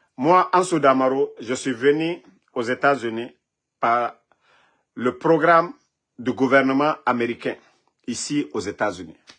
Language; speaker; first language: French; non-native, local second language; Mandingo